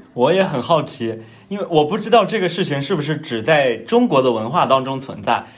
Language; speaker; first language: Chinese; native; Chinese